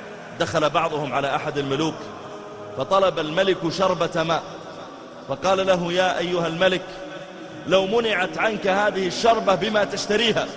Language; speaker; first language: Arabic; native; Arabic